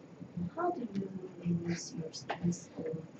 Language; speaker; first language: English; non-native, learner; Korean